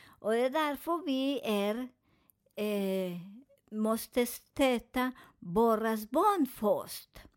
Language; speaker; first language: Swedish; non-native, learner; Spanish